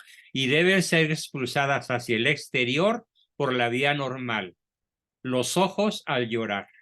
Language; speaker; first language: Spanish; native; Spanish